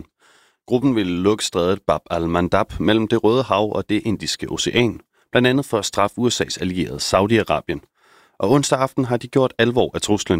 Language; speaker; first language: Danish; native; Danish